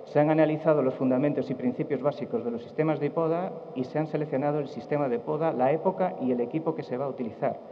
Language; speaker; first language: Spanish; native; Spanish